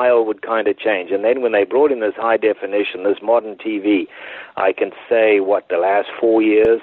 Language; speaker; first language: English; native; English